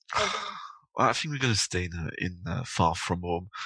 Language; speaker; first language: English; non-native, fluent; French